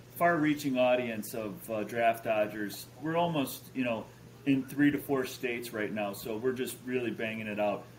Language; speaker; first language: English; native; English